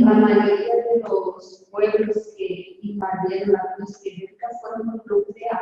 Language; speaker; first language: Spanish; non-native, fluent; Portuguese